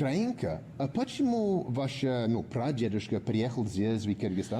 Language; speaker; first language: Russian; non-native, learner; English